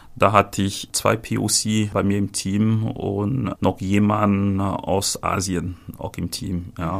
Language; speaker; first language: German; non-native, fluent; French